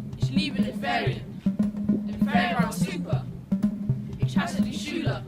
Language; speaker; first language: German; non-native, learner; English